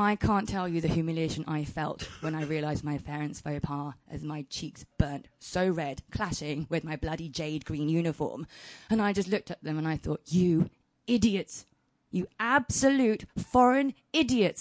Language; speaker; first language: English; early bilingual, other home language; Chinese